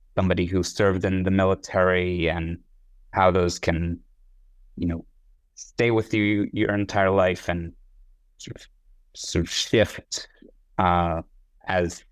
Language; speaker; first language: English; non-native, fluent; Hebrew